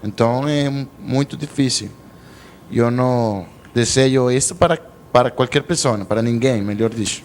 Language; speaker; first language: Portuguese; non-native, learner; Spanish